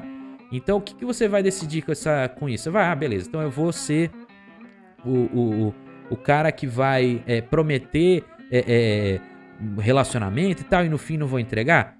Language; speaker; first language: Portuguese; native; Portuguese